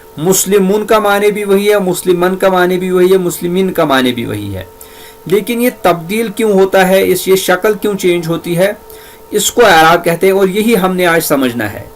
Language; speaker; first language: Urdu; native; Urdu